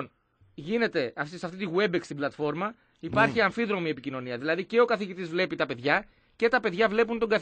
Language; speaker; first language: Greek; native; Greek